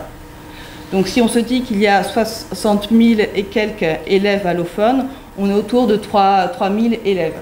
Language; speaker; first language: French; native; French